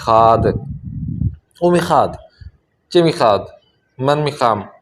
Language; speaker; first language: Persian; non-native, fluent; Urdu